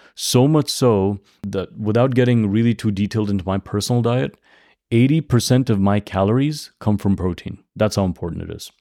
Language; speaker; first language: English; early bilingual, other home language; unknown